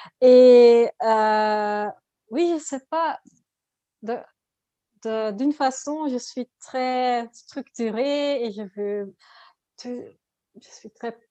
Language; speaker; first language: French; non-native, learner; Dutch